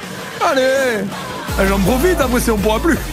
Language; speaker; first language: French; native; French